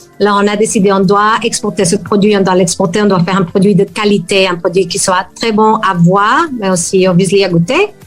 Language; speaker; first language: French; non-native, fluent; Spanish